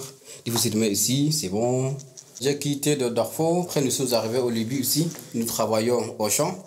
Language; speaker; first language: French; non-native, learner; Arabic